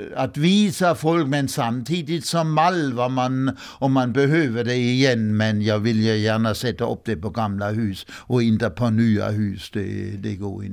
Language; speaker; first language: Swedish; non-native, fluent; German